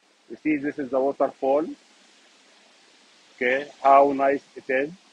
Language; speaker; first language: English; non-native, fluent; Arabic